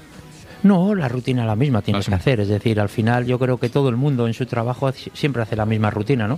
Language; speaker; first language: Spanish; native; Spanish